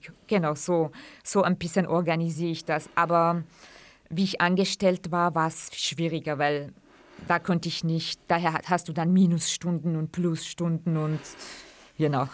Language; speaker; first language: German; non-native, fluent; Kurdish